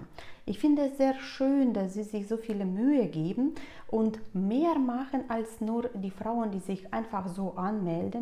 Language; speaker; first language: German; non-native, fluent; Russian